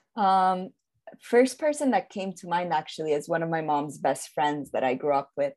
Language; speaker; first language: English; early bilingual, heritage; Italian